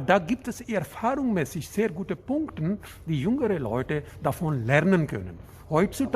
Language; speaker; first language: German; non-native, learner; Urdu